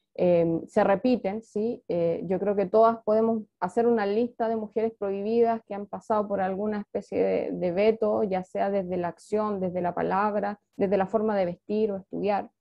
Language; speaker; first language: Spanish; native; Spanish